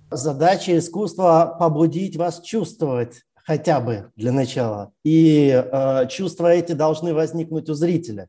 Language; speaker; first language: Russian; native; Russian